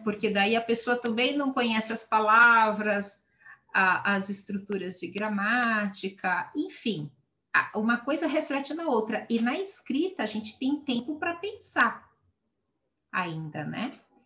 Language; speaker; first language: Portuguese; native; Portuguese